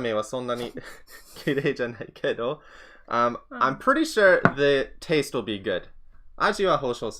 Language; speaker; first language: Japanese; non-native, learner; English